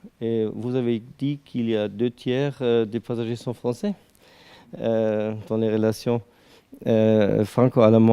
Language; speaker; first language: French; non-native, learner; German